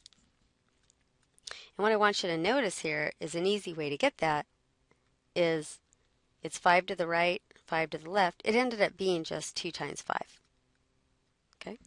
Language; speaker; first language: English; native; English